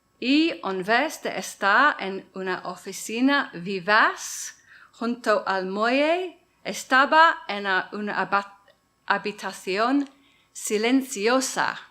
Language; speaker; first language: Spanish; non-native, learner; English